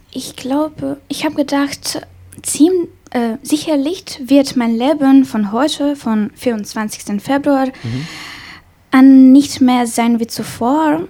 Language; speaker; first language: German; non-native, learner; Ukrainian